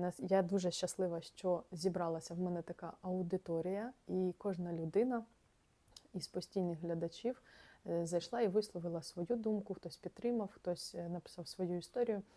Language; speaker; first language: Ukrainian; non-native, local second language; Russian